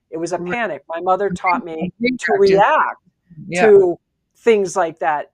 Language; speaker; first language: English; native; English